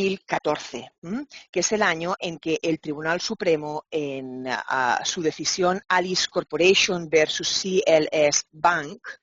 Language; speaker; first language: Spanish; native; Spanish